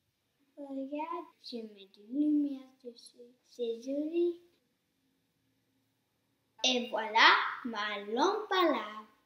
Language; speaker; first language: French; non-native, learner; English